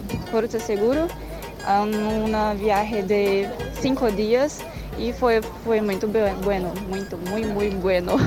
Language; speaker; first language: Spanish; non-native, learner; Portuguese